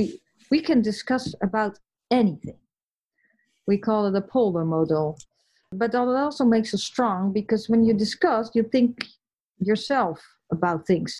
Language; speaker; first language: English; non-native, fluent; Dutch